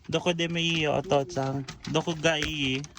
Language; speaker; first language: Japanese; non-native, learner; Filipino